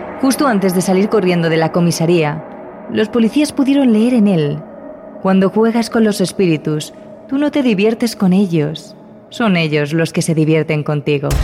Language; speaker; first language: Spanish; native; Spanish